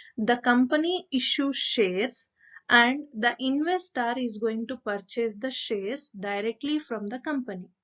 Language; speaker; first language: English; non-native, local second language; Kannada